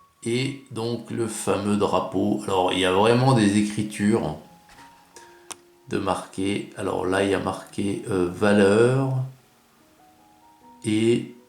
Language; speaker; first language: French; native; French